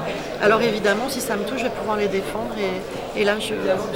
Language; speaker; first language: French; native; French